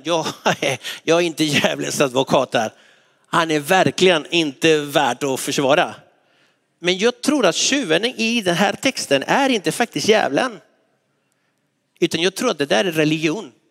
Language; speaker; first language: Swedish; non-native, fluent; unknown